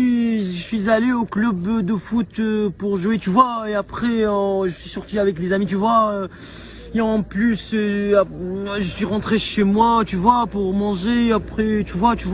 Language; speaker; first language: French; non-native, fluent; Arabic